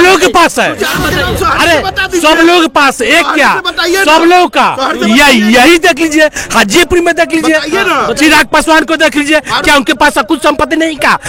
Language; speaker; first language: Hindi; native; Hindi